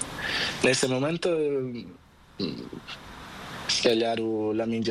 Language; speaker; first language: Spanish; non-native, learner; Portuguese